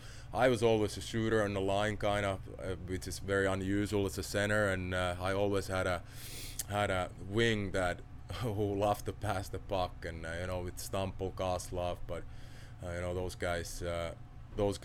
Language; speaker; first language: English; non-native, fluent; Finnish